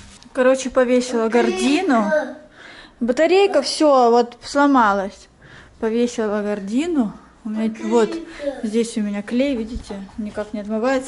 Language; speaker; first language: Russian; native; Russian